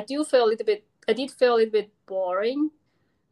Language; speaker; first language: English; non-native, fluent; Chinese